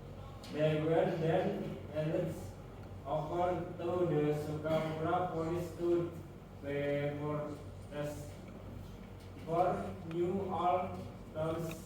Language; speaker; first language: English; non-native, learner; Indonesian